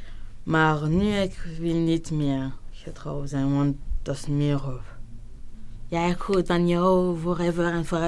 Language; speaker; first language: Dutch; non-native, local second language; French